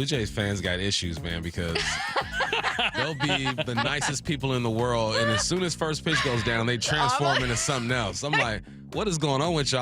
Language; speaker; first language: English; native; English